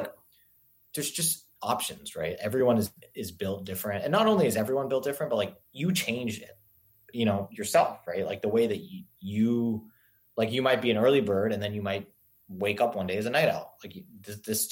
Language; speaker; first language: English; native; English